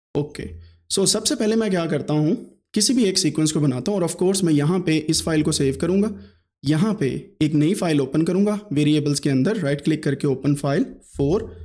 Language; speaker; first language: Urdu; native; Urdu